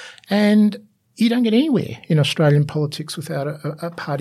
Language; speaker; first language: English; native; English